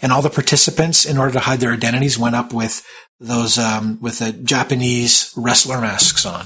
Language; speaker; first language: English; native; English